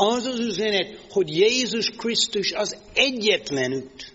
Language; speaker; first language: Hungarian; non-native, fluent; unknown